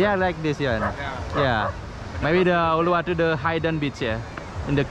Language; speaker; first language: English; non-native, learner; Indonesian